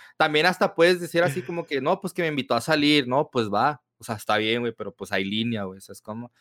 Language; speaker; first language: Spanish; early bilingual, heritage; Spanish